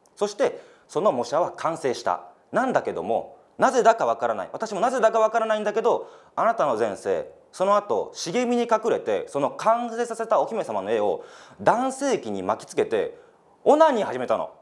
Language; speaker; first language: Japanese; native; Japanese